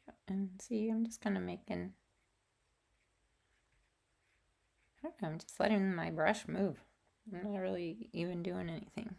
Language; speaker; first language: English; native; English